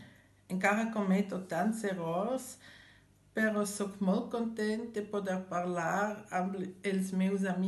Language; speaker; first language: Catalan; non-native, fluent; German